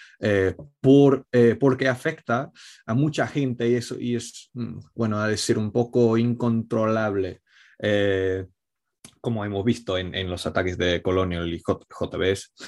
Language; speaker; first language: Spanish; non-native, fluent; Italian